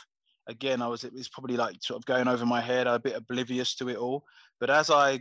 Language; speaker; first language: English; native; English